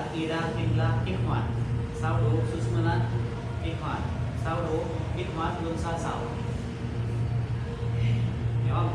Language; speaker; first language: Vietnamese; non-native, learner; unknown